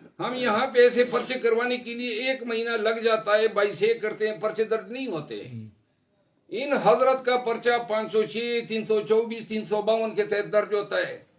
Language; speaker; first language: Urdu; non-native, local second language; Pashto